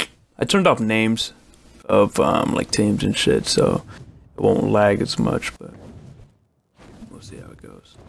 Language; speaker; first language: English; native; English